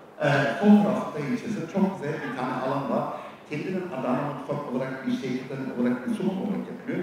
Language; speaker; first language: Turkish; non-native, learner; German